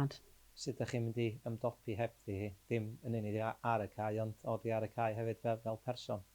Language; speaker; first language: Welsh; native; Welsh